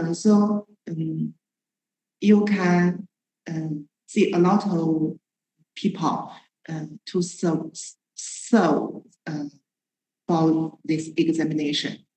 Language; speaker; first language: English; non-native, learner; Chinese